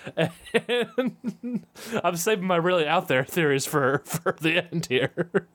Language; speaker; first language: English; native; English